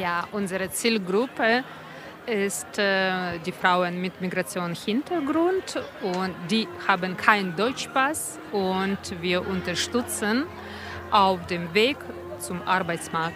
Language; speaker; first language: German; non-native, learner; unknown